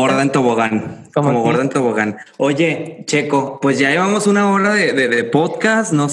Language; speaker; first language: Spanish; native; Spanish